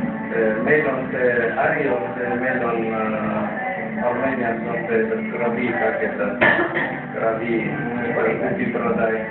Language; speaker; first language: Estonian; non-native, learner; Armenian